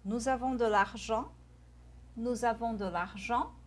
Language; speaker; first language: French; non-native, fluent; Portuguese